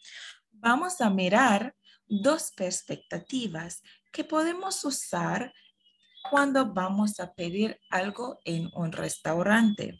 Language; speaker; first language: Spanish; non-native, fluent; English